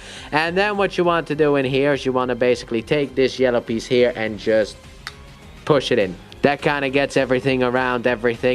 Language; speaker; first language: English; native; English